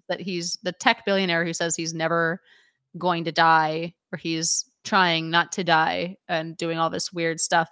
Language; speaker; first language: English; native; English